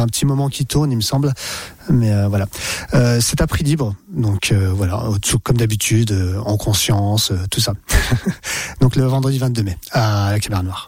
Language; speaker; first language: French; native; French